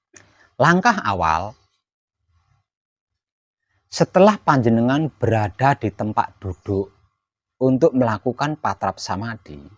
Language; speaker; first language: Indonesian; non-native, local second language; Javanese